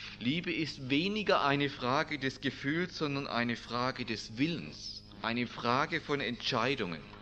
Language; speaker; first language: German; native; German